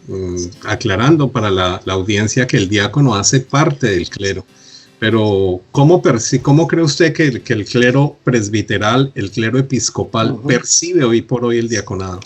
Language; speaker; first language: Spanish; native; Spanish